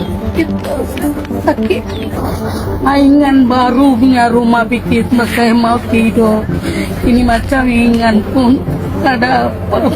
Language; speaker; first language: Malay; non-native, learner; Indonesian